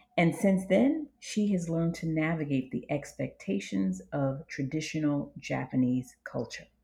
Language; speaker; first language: English; native; English